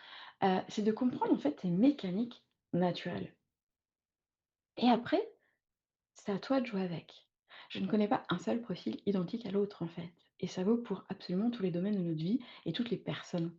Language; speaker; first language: French; native; French